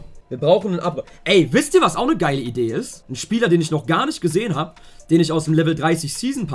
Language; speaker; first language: German; native; German